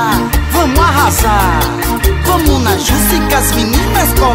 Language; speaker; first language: Portuguese; native; Portuguese